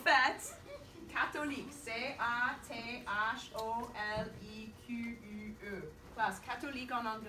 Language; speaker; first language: French; non-native, fluent; English